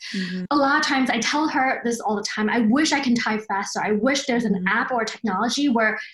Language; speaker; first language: English; early bilingual, other home language; Chinese